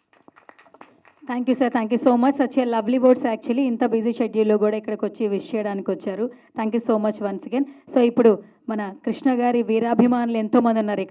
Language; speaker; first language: Telugu; native; Telugu